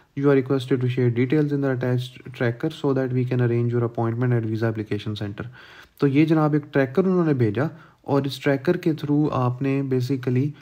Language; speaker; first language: Urdu; native; Urdu